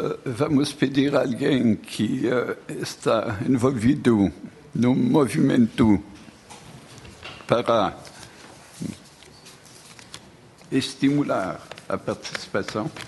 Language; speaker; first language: Portuguese; non-native, fluent; French